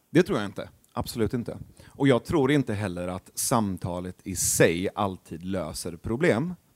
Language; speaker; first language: Swedish; early bilingual, other home language; Persian